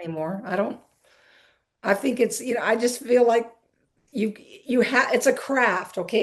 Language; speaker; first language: English; native; English